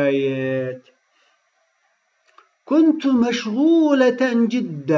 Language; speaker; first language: Arabic; non-native, fluent; Turkish